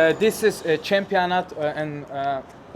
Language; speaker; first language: English; non-native, learner; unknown